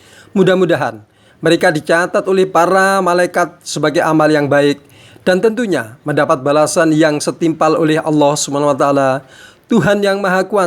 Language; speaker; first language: Indonesian; native; Indonesian